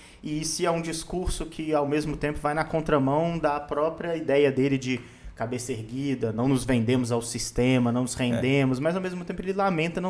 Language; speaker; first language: Portuguese; native; Portuguese